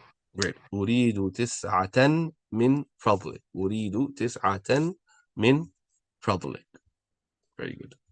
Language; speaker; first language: Arabic; non-native, fluent; English